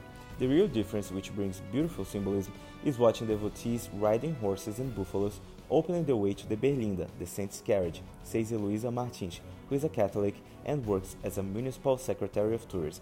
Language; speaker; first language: English; non-native, fluent; Portuguese